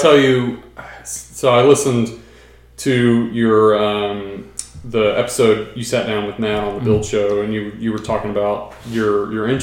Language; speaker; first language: English; native; English